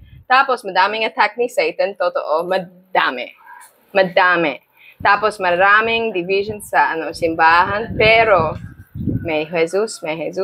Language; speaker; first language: Filipino; non-native, learner; English